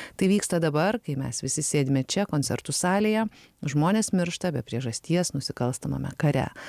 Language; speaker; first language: Lithuanian; native; Lithuanian